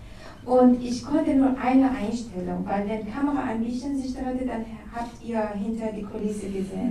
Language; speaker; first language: German; non-native, learner; Persian